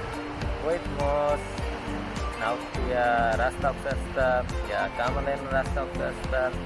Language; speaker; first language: Finnish; non-native, learner; Urdu